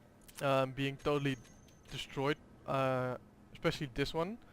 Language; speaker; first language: English; non-native, fluent; Dutch